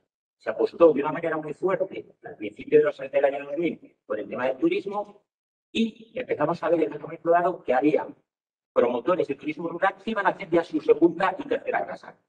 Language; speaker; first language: Spanish; native; Spanish